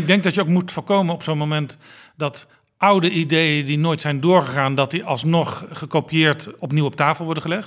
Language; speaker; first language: Dutch; native; Dutch